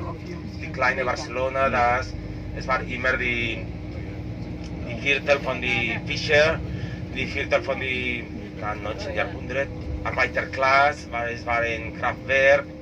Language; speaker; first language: German; non-native, learner; Catalan